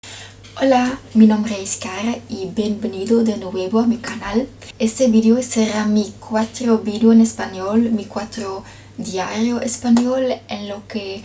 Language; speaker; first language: Spanish; non-native, learner; Dutch